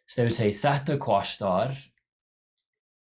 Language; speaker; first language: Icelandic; non-native, learner; English